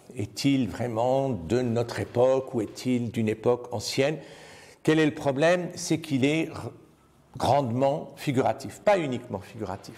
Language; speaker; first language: French; native; French